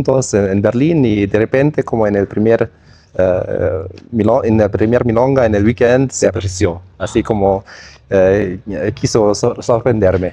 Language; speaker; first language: Spanish; non-native, fluent; German